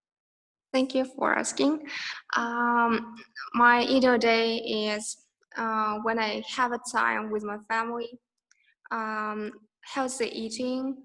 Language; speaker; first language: English; non-native, learner; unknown